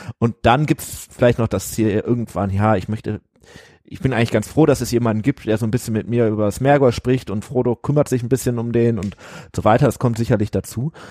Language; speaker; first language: German; native; German